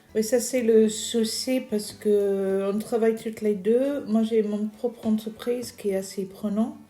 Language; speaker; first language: French; non-native, fluent; English